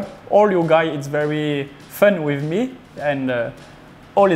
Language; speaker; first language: English; non-native, learner; French